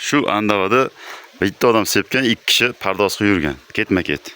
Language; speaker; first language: Uzbek; native; Uzbek